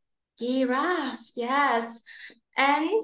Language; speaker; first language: English; non-native, learner; Vietnamese